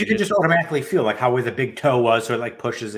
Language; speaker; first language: English; native; English